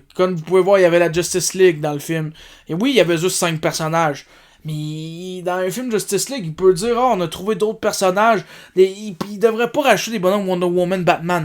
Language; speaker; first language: French; native; French